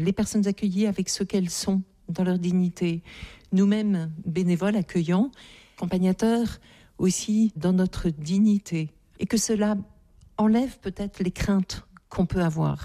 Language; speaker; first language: French; native; French